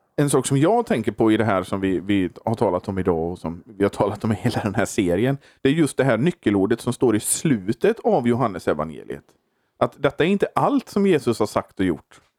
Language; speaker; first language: Swedish; native; Swedish